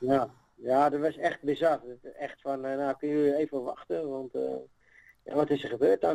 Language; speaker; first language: Dutch; native; Dutch